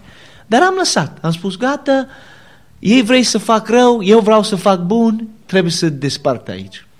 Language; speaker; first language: Romanian; non-native, learner; English